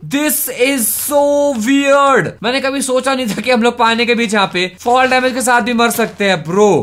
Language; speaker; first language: Hindi; native; Hindi